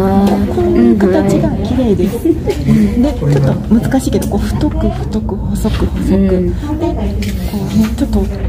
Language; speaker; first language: Japanese; native; Japanese